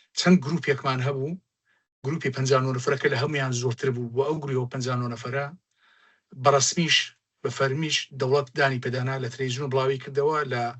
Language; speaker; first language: Central Kurdish; native; Central Kurdish